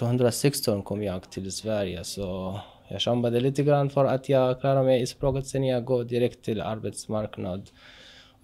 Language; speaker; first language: Swedish; non-native, local second language; Arabic